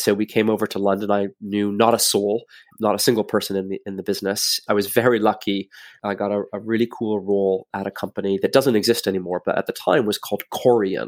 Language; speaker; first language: English; native; English